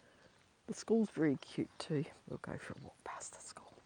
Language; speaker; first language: English; native; English